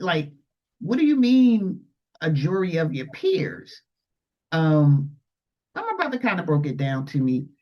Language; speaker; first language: English; native; English